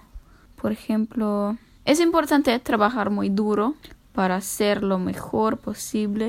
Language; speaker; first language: Spanish; non-native, fluent; English